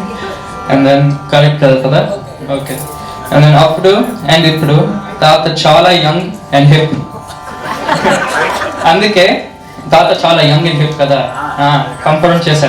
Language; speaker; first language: Telugu; early bilingual, heritage; Telugu